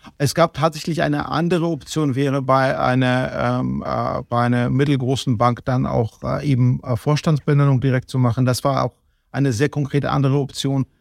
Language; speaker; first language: German; non-native, fluent; Georgian